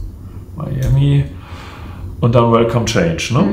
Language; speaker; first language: German; native; German